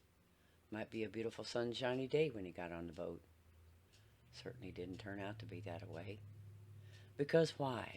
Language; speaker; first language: English; native; English